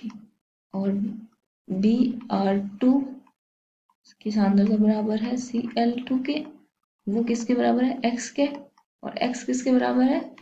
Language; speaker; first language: Hindi; native; Hindi